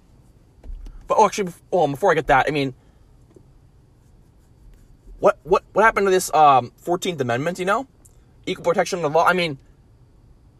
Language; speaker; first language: English; native; English